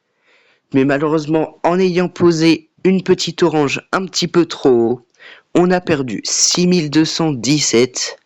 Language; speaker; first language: French; native; French